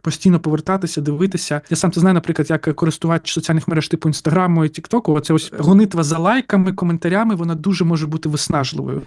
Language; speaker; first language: Ukrainian; native; Ukrainian